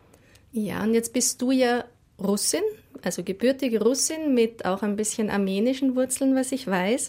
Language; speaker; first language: German; native; German